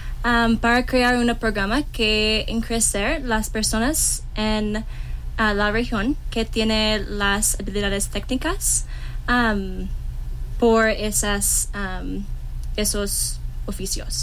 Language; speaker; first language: Spanish; non-native, learner; English